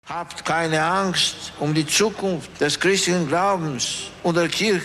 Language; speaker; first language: German; non-native, fluent; Polish